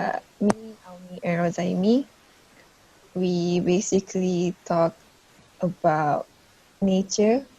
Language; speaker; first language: English; non-native, fluent; Malay